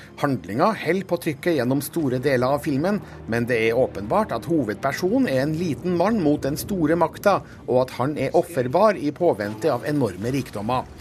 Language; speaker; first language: Norwegian; native; Norwegian